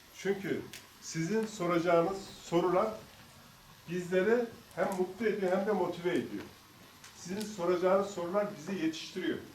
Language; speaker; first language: Turkish; native; Turkish